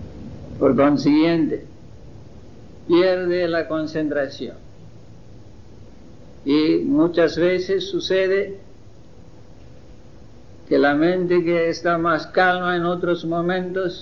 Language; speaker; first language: Spanish; non-native, fluent; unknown